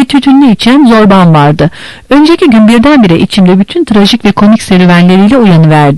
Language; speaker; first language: Turkish; native; Turkish